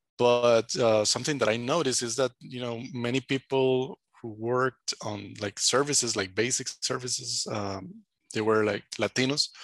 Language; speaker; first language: English; non-native, fluent; Spanish